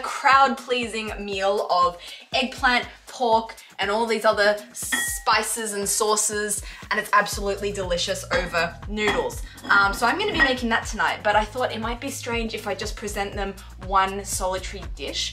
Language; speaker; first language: English; native; English